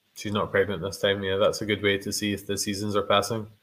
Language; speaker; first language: English; native; English